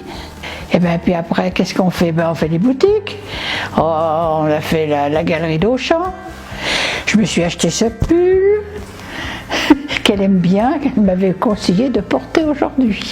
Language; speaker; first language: French; native; French